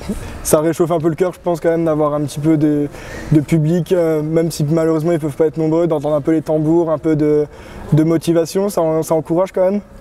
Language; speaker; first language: French; native; French